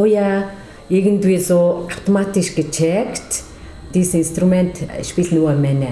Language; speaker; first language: German; non-native, fluent; Mongolian